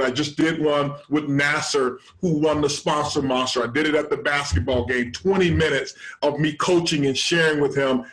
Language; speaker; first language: English; native; English